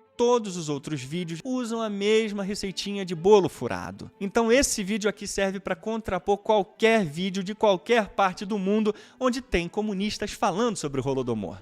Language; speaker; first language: Portuguese; native; Portuguese